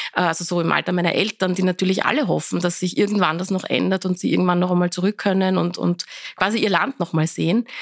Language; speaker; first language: German; early bilingual, other home language; Persian